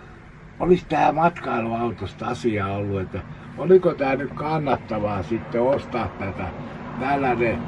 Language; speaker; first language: Finnish; native; Finnish